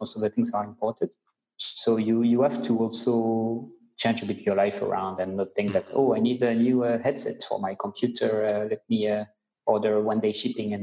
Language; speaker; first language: English; non-native, fluent; French